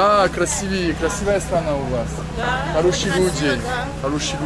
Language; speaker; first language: Russian; non-native, learner; French